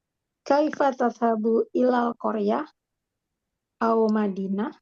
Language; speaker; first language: Arabic; non-native, learner; Indonesian